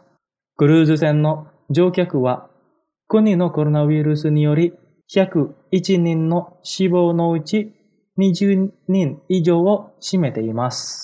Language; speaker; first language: Japanese; non-native, fluent; Indonesian